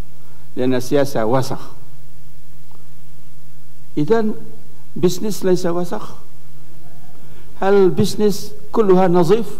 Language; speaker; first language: Arabic; non-native, fluent; Indonesian